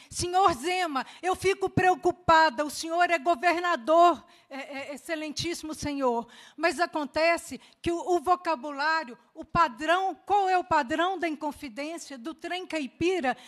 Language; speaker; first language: Portuguese; native; Portuguese